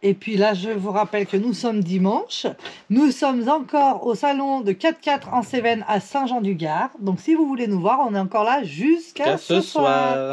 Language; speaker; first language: French; native; French